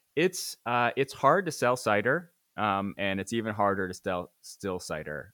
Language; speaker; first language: English; native; English